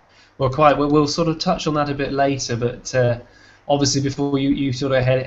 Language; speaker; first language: English; native; English